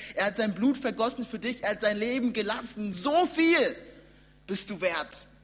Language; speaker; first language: German; native; German